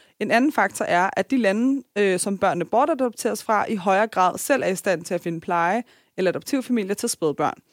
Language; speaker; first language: Danish; early bilingual, other home language; Persian